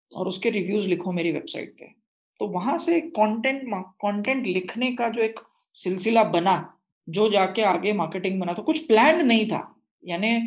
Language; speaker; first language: Hindi; non-native, local second language; Marathi